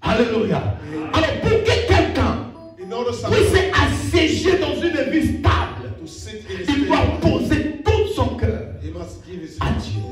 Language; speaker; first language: French; non-native, local second language; Lingala